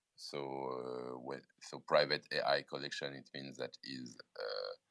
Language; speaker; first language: English; non-native, fluent; French